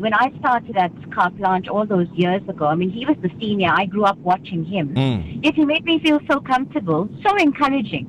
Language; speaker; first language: English; native; English